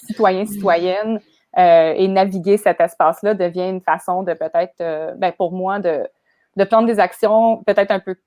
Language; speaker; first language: French; native; French